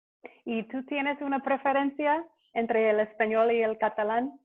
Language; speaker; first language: Spanish; non-native, fluent; English